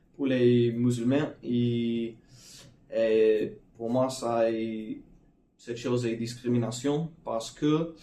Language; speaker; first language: French; non-native, learner; English